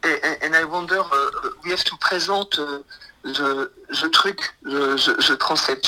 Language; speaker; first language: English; non-native, learner; French